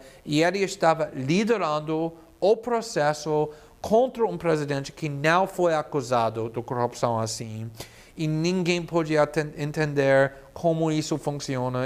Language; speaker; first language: Portuguese; non-native, fluent; English